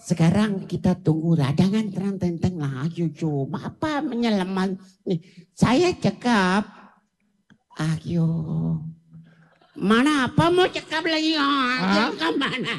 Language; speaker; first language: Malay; non-native, local second language; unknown